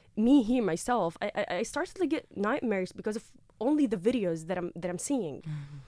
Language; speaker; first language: English; non-native, fluent; Arabic